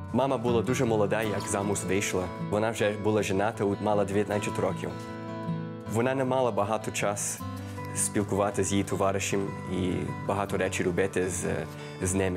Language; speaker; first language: Ukrainian; early bilingual, heritage; Ukrainian